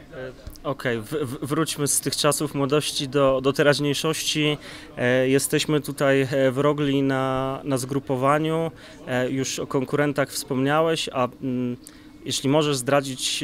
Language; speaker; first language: Polish; native; Polish